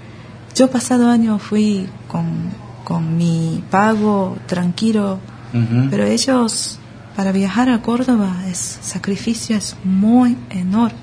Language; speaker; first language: Spanish; non-native, learner; Japanese